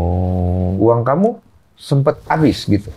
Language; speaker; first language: Indonesian; native; Indonesian